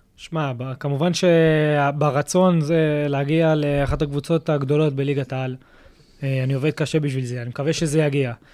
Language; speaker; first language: Hebrew; native; Hebrew